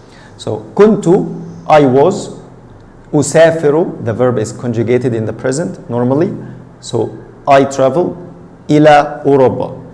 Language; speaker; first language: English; non-native, fluent; Arabic